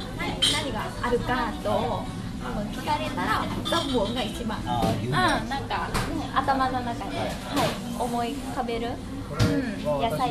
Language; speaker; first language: Japanese; non-native, fluent; Vietnamese